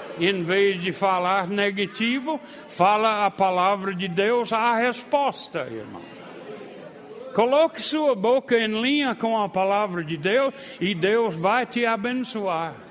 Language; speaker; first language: Portuguese; non-native, fluent; English